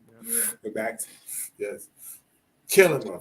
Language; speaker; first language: English; native; English